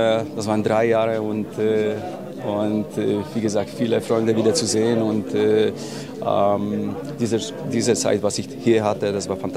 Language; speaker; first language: German; non-native, fluent; Polish